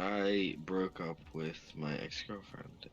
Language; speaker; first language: English; native; English